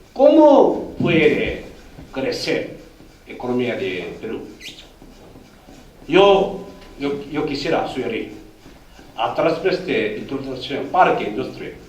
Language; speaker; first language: Spanish; non-native, learner; Korean